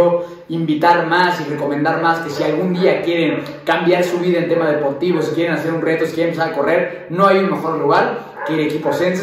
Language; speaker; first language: Spanish; native; Spanish